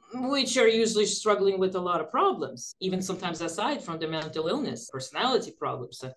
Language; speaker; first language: English; early bilingual, other home language; Ukrainian